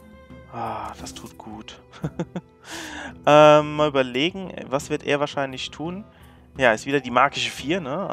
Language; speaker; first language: German; native; German